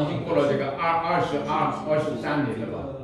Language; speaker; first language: Chinese; non-native, fluent; Korean